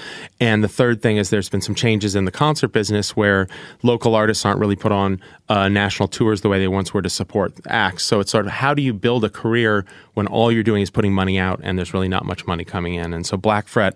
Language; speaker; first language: English; native; English